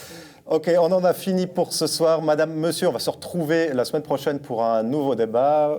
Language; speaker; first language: French; native; French